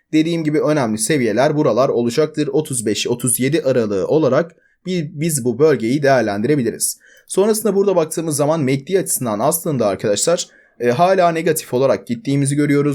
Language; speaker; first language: Turkish; native; Turkish